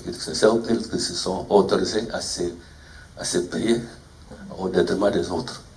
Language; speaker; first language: French; non-native, fluent; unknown